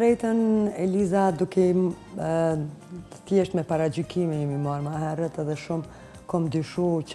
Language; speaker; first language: Albanian; native; Albanian